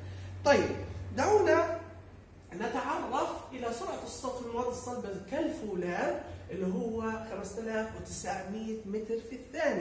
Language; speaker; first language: Arabic; native; Arabic